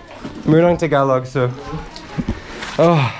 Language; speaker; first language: Filipino; non-native, learner; English